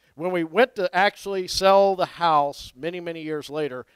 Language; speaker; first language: English; native; English